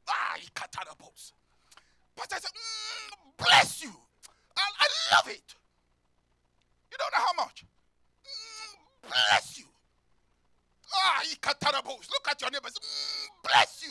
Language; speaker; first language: English; non-native, local second language; Yoruba